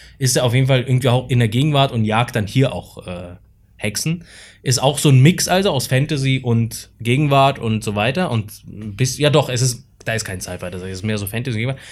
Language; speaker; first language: German; native; German